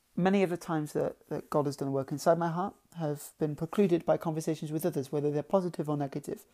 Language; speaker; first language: English; native; English